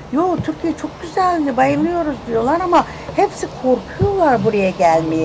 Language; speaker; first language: Turkish; early bilingual, heritage; English